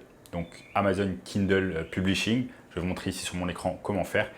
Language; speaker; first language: French; native; French